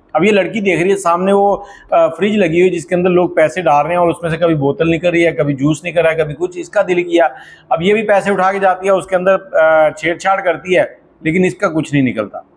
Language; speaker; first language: Urdu; native; Urdu